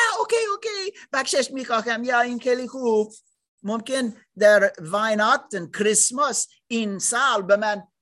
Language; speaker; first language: Persian; non-native, learner; German